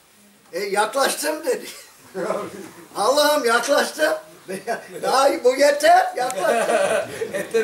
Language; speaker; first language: Turkish; non-native, fluent; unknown